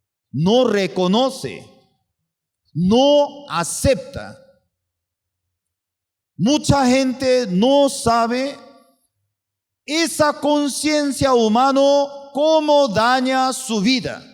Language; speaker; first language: Spanish; non-native, fluent; Korean